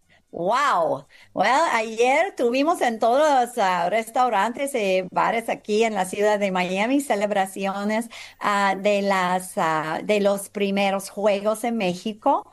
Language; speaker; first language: Spanish; non-native, fluent; English